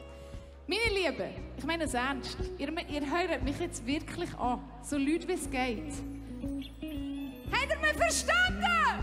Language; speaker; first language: German; native; German